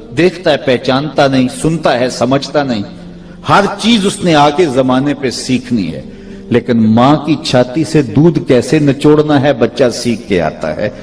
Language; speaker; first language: Urdu; non-native, local second language; Punjabi